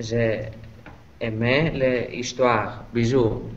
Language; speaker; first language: French; non-native, learner; Greek